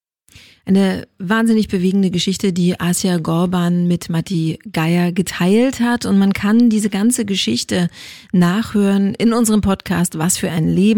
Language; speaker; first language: German; native; German